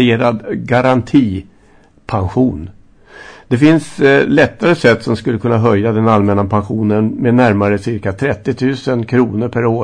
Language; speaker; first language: Swedish; native; Swedish